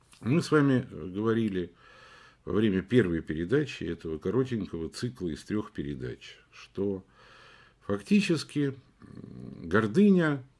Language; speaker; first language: Russian; native; Russian